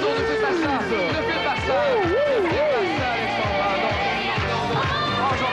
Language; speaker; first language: French; native; French